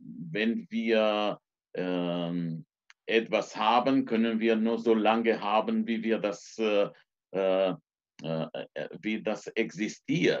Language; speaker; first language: German; non-native, fluent; Romanian